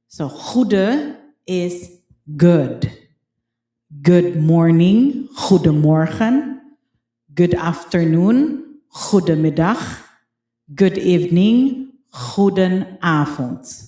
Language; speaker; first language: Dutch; non-native, fluent; Filipino